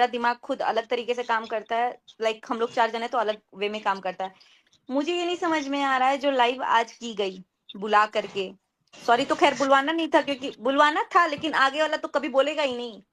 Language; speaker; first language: Hindi; native; Hindi